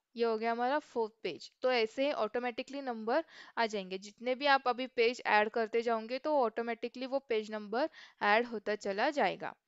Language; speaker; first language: Hindi; non-native, local second language; Marathi